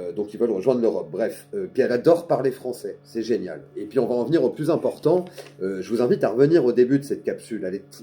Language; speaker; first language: French; native; French